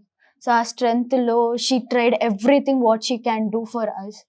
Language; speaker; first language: Telugu; non-native, local second language; Kannada